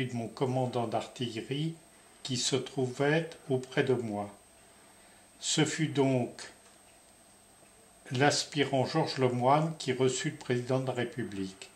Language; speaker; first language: French; native; French